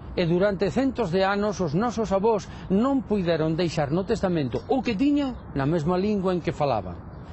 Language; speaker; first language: Galician; native; Galician